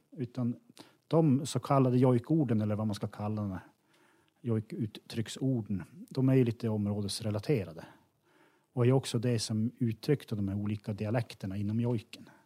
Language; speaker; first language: Swedish; native; Swedish